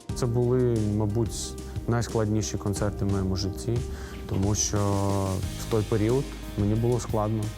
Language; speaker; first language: Ukrainian; native; Ukrainian